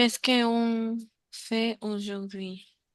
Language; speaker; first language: French; non-native, learner; Spanish